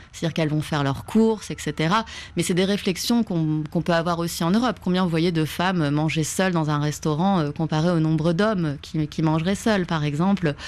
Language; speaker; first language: French; native; French